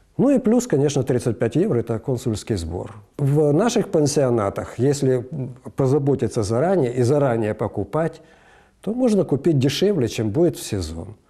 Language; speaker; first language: Russian; native; Russian